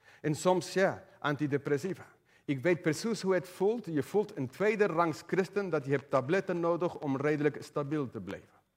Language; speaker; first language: Dutch; non-native, fluent; Spanish